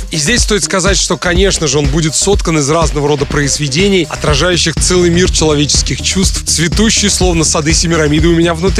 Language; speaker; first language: Russian; native; Russian